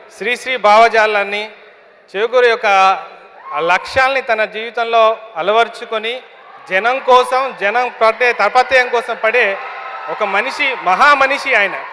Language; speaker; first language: Telugu; native; Telugu